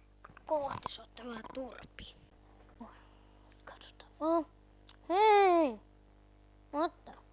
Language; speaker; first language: Finnish; native; Finnish